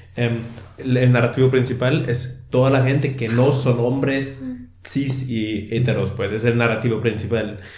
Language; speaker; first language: Spanish; non-native, fluent; German